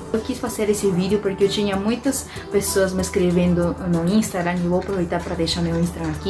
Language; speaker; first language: Portuguese; non-native, fluent; Spanish